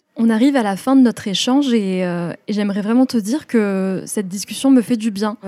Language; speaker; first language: French; early bilingual, other home language; Arabic